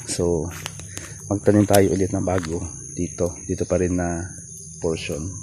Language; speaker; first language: Filipino; non-native, local second language; Hiligaynon